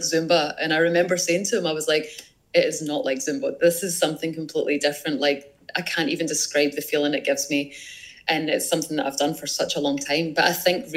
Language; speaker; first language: English; native; English